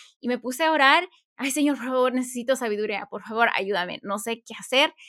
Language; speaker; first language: Spanish; early bilingual, heritage; Spanish